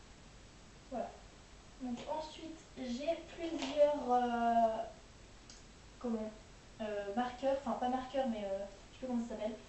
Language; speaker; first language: French; native; French